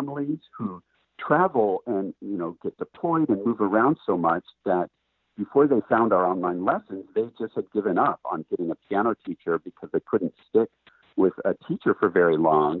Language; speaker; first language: English; native; English